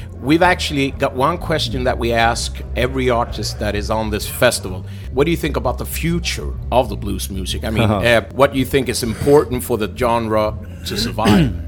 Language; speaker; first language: English; non-native, fluent; Swedish